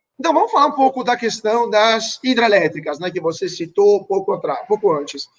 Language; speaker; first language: Portuguese; non-native, fluent; Italian